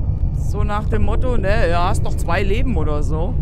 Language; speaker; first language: German; native; German